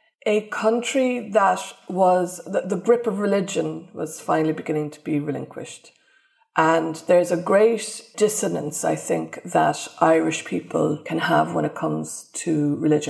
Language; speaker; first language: English; native; English